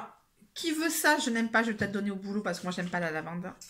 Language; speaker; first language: French; native; French